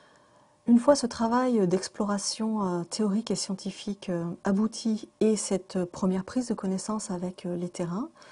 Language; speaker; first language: French; native; French